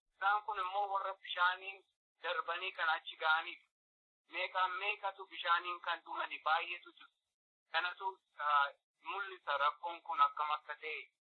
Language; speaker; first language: Oromo; early bilingual, heritage; Oromo